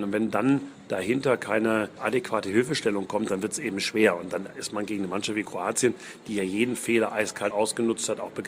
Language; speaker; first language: German; native; German